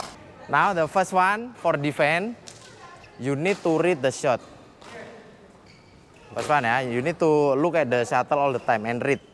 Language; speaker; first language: English; non-native, fluent; Indonesian